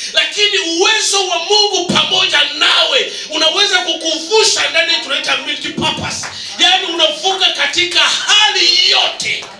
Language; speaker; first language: Swahili; non-native, local second language; Nande